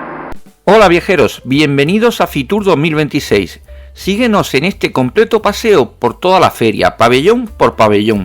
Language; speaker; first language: Spanish; native; Spanish